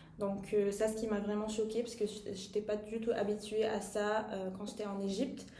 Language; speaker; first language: French; non-native, fluent; Arabic